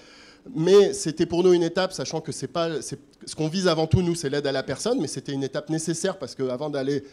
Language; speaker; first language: French; native; French